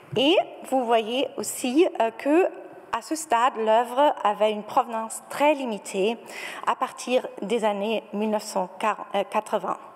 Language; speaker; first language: French; non-native, fluent; German